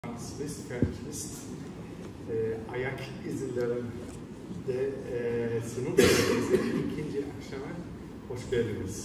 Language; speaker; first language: Turkish; non-native, learner; Hungarian